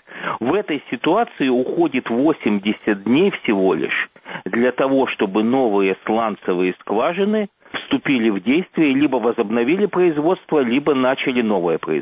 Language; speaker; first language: Russian; native; Russian